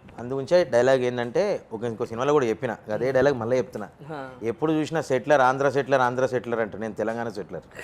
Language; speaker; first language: Telugu; native; Telugu